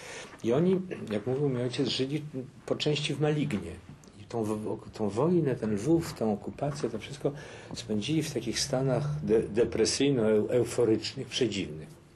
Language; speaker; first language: Polish; native; Polish